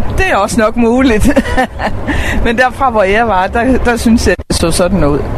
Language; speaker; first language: Danish; native; Danish